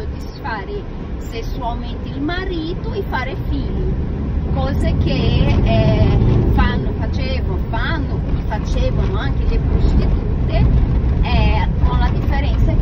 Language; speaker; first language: Italian; non-native, fluent; Portuguese